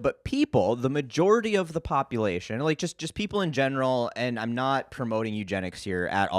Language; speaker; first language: English; native; English